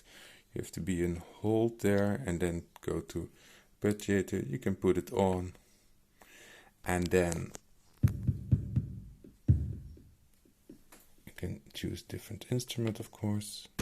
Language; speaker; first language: English; non-native, fluent; Dutch